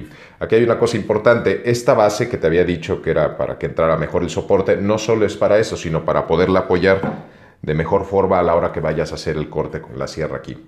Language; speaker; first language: Spanish; native; Spanish